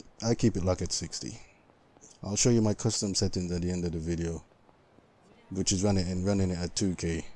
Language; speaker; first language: English; native; English